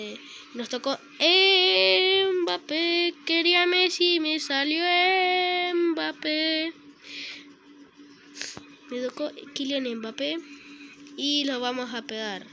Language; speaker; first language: Spanish; native; Spanish